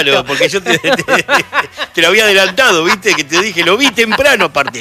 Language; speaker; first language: Spanish; native; Spanish